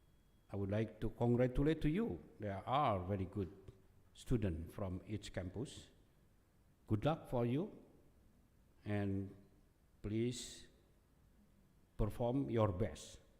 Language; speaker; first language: English; non-native, fluent; Indonesian